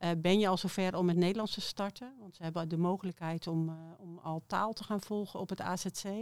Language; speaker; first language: Dutch; native; Dutch